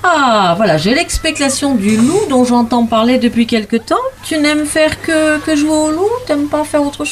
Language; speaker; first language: French; native; French